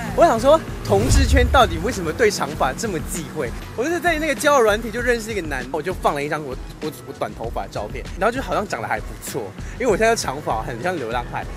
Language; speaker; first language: Chinese; early bilingual, other home language; Filipino